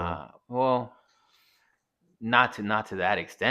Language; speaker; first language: English; native; English